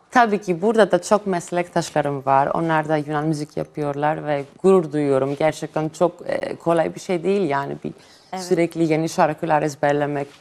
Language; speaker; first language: Turkish; non-native, fluent; Greek